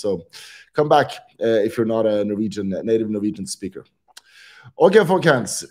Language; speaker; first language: English; non-native, fluent; Norwegian